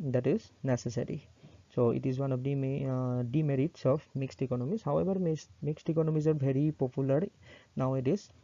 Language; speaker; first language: English; non-native, local second language; Assamese